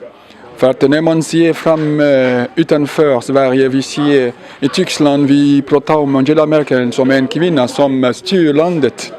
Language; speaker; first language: Swedish; non-native, fluent; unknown